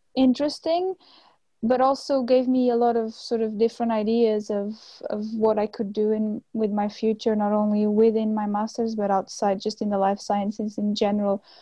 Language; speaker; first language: English; non-native, fluent; Portuguese